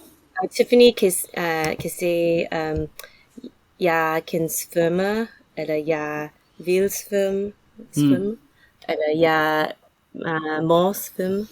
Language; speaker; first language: Danish; non-native, learner; English